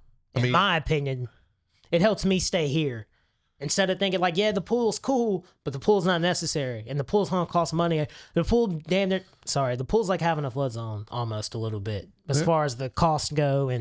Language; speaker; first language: English; native; English